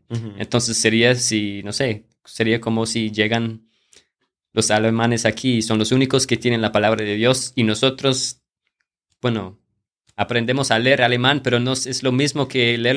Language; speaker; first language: Spanish; non-native, fluent; English